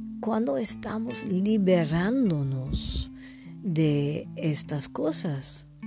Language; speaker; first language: Spanish; non-native, learner; English